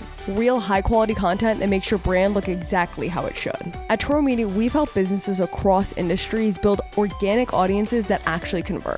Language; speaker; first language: English; native; English